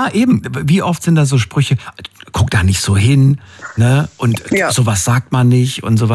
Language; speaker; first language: German; native; German